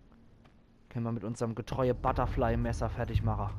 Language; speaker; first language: German; native; German